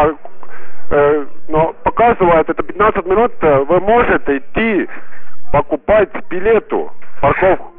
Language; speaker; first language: Russian; non-native, local second language; Estonian